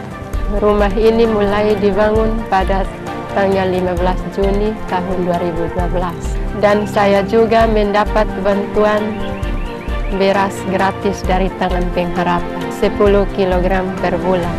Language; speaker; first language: Indonesian; non-native, local second language; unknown